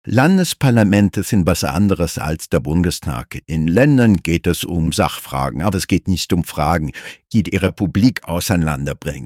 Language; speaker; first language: German; native; German